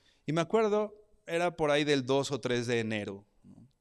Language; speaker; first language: Spanish; native; Spanish